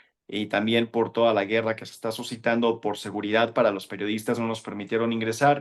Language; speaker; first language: Spanish; native; Spanish